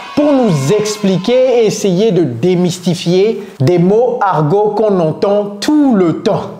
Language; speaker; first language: French; native; French